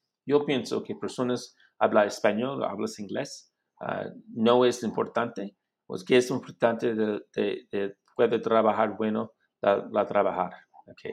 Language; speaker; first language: Spanish; non-native, learner; English